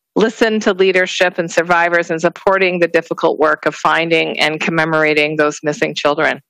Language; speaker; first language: English; native; English